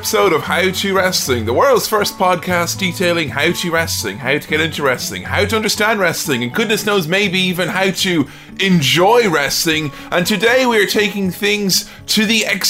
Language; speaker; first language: English; native; English